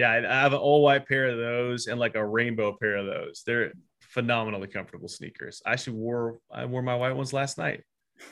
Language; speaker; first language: English; native; English